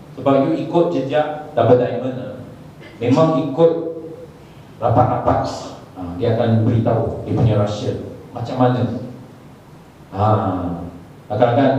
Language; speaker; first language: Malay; non-native, local second language; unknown